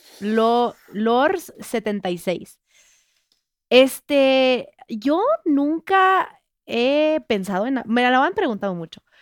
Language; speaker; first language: Spanish; non-native, fluent; French